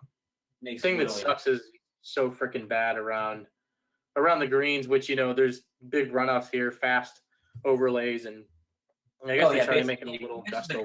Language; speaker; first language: English; native; English